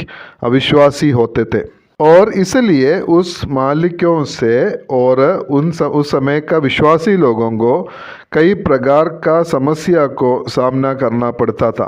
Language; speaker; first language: Hindi; non-native, local second language; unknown